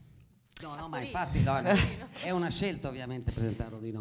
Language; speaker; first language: Italian; native; Italian